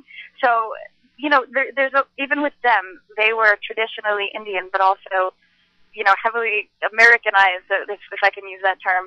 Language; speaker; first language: English; native; English